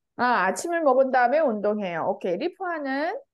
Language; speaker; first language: Korean; native; Korean